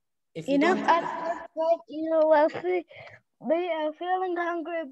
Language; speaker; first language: English; non-native, learner; Arabic